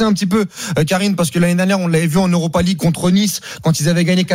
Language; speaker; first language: French; native; French